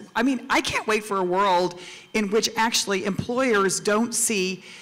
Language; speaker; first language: English; native; English